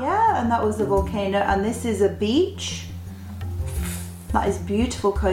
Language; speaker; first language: English; early bilingual, other home language; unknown